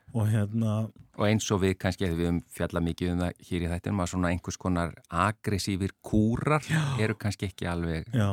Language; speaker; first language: Icelandic; native; Icelandic